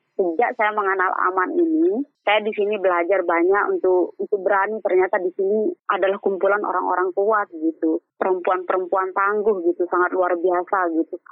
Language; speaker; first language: Indonesian; non-native, local second language; Sasak